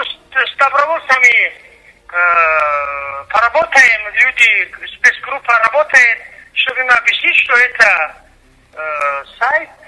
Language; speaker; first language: Russian; non-native, fluent; Tajik